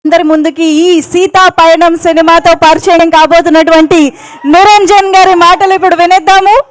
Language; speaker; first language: Telugu; native; Telugu